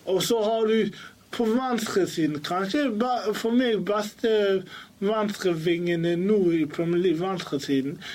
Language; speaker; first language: Norwegian; early bilingual, other home language; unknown